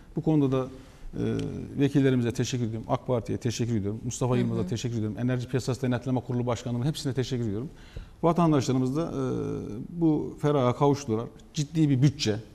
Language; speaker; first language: Turkish; native; Turkish